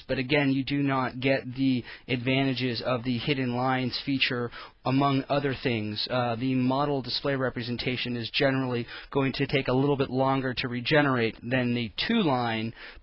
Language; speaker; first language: English; native; English